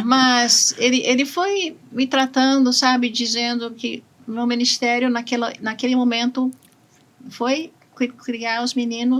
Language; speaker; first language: Portuguese; non-native, fluent; English